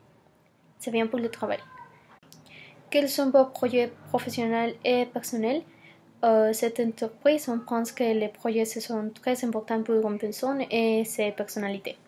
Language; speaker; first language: French; non-native, learner; Spanish